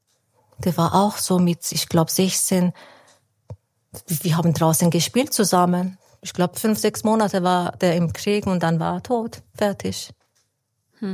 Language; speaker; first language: German; non-native, fluent; Persian